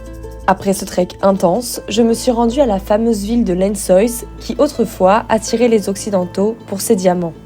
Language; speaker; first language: French; native; French